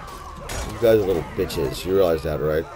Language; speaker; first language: English; native; English